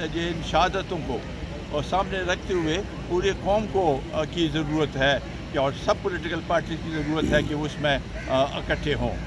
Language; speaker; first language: Urdu; non-native, local second language; Pashto